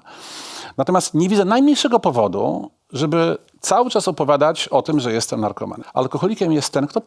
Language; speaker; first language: Polish; native; Polish